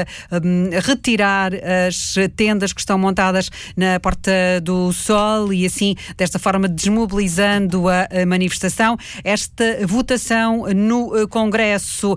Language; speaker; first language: Portuguese; native; Portuguese